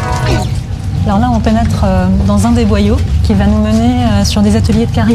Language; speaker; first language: French; native; French